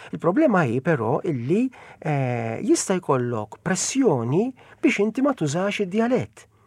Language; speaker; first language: Maltese; native; Maltese